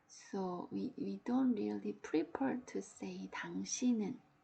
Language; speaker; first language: English; non-native, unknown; Korean